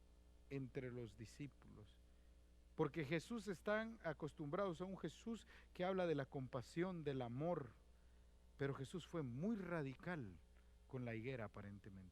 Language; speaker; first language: Spanish; native; Spanish